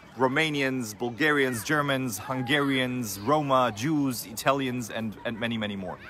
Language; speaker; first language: English; non-native, fluent; German